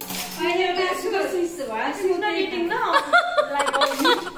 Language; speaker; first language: English; non-native, learner; Nepali